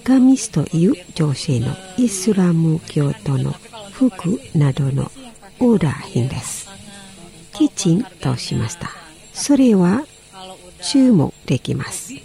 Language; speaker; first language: Japanese; non-native, learner; Indonesian